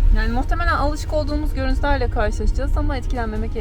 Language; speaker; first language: Turkish; native; Turkish